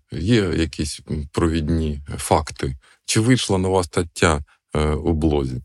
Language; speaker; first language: Ukrainian; non-native, local second language; Russian